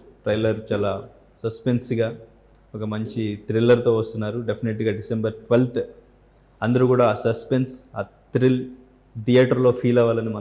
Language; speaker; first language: Telugu; native; Telugu